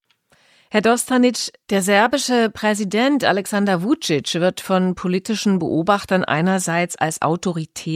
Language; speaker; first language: German; native; German